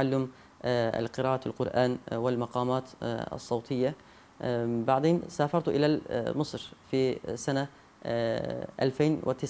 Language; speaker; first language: Arabic; non-native, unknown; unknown